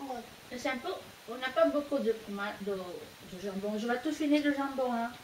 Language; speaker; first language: French; non-native, fluent; Filipino